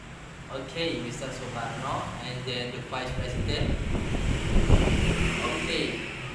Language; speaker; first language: English; non-native, learner; Indonesian